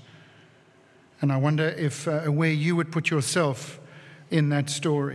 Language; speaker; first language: English; native; English